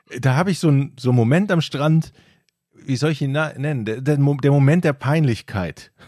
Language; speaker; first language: German; native; German